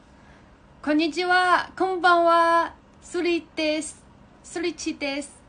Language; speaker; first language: Japanese; non-native, learner; Chinese